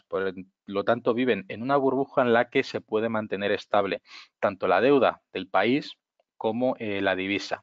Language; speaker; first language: Spanish; native; Spanish